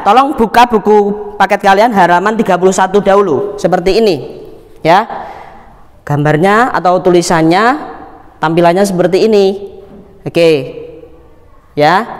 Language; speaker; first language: Indonesian; non-native, local second language; Javanese